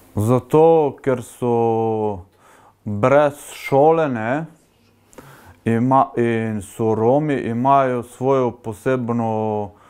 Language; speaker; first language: Slovenian; non-native, local second language; Romany